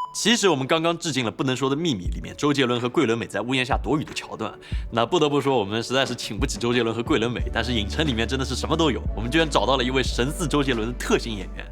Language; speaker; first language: Chinese; native; Chinese